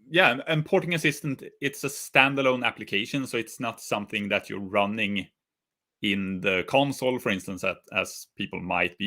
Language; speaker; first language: English; non-native, fluent; Swedish